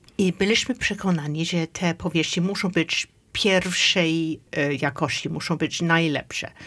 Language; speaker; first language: Polish; non-native, fluent; English